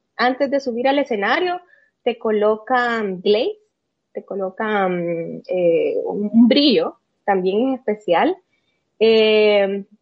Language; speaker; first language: Spanish; native; Spanish